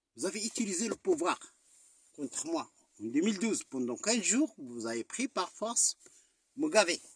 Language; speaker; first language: French; non-native, local second language; Arabic